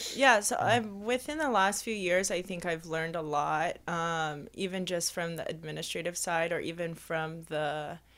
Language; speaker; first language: English; early bilingual, other home language; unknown